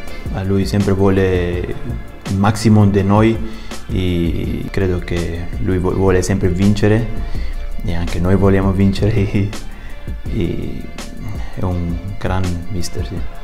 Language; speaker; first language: Italian; non-native, learner; Spanish